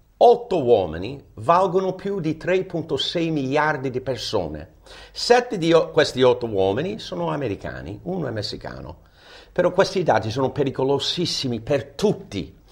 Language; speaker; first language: Italian; non-native, fluent; English